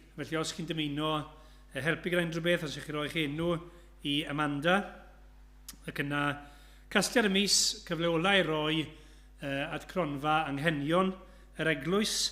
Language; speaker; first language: Welsh; native; Welsh